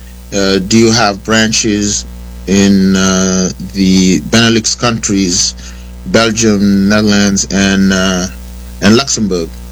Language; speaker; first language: English; non-native, fluent; Wolof